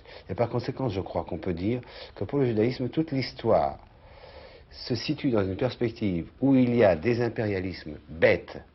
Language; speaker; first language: French; native; French